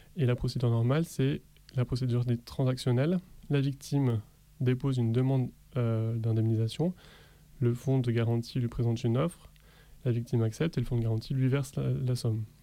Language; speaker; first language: French; native; French